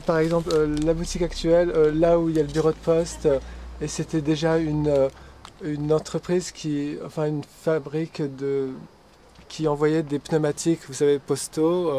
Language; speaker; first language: French; native; French